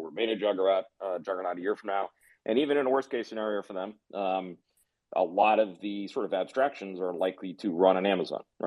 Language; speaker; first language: English; native; English